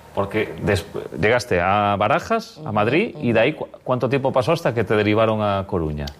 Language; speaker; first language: Spanish; native; Spanish